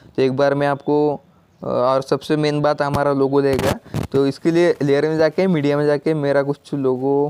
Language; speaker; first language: Hindi; non-native, local second language; Marathi